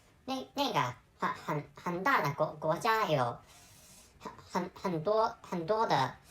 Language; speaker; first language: Chinese; non-native, learner; Japanese